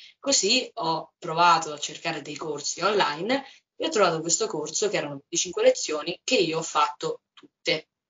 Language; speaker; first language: Italian; native; Italian